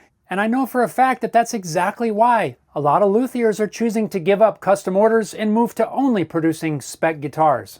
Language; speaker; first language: English; native; English